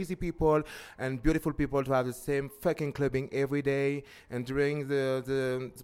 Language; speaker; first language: English; non-native, learner; French